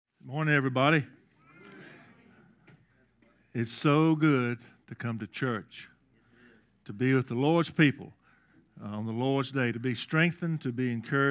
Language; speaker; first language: English; native; English